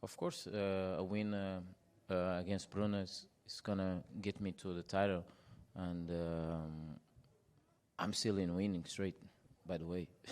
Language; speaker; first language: English; non-native, fluent; Portuguese